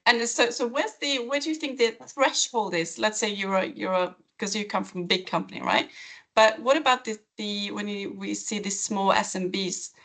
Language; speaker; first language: English; non-native, fluent; Norwegian